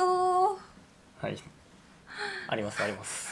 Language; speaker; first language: Japanese; non-native, fluent; Korean